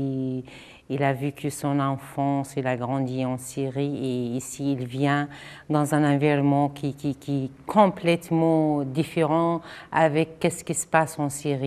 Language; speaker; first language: French; non-native, fluent; Arabic